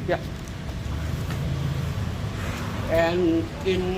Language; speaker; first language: English; non-native, learner; Thai